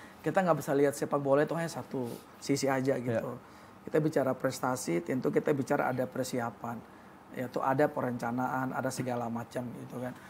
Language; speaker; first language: Indonesian; native; Indonesian